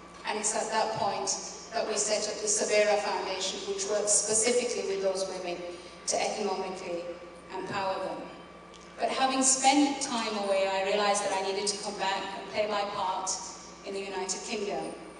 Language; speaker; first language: English; early bilingual, other home language; Urdu